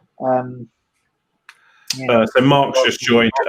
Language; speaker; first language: English; native; English